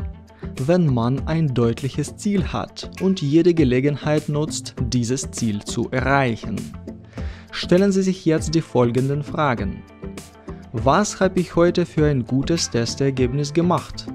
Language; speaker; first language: German; non-native, fluent; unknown